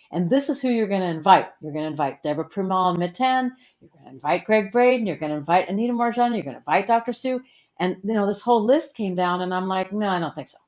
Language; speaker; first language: English; native; English